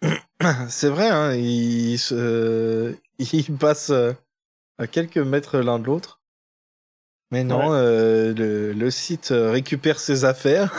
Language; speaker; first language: French; native; French